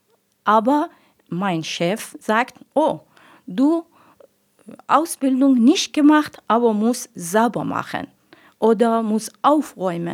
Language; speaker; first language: German; non-native, learner; Persian